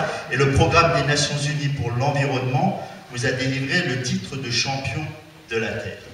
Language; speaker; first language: French; native; French